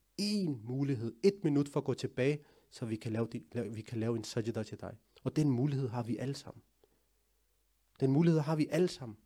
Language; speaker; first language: Danish; early bilingual, other home language; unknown